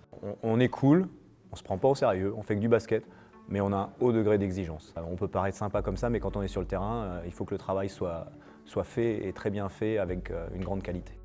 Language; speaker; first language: French; native; French